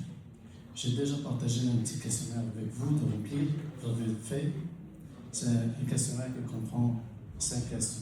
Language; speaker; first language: French; non-native, local second language; Arabic